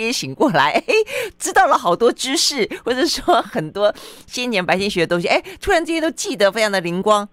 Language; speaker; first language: Chinese; native; Chinese